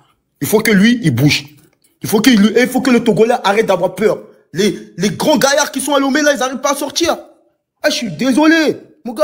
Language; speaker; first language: French; non-native, local second language; Ewe